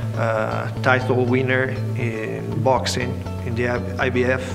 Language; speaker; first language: English; non-native, fluent; Italian